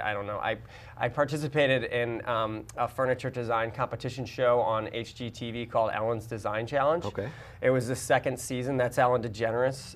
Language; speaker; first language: English; native; English